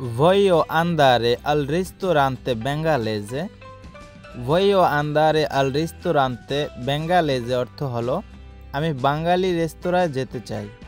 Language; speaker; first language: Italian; non-native, learner; Bangla